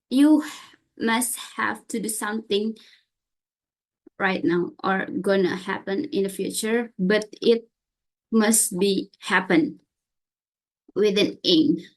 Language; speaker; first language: English; non-native, learner; Indonesian